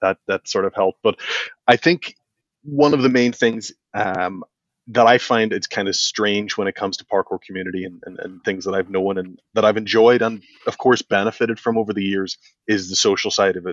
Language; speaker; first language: English; native; English